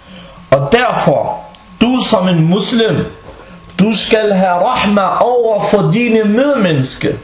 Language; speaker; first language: Danish; non-native, local second language; Arabic